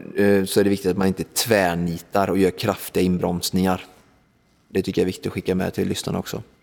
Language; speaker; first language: Swedish; native; Swedish